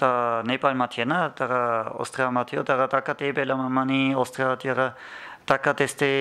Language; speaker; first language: Nepali; non-native, learner; German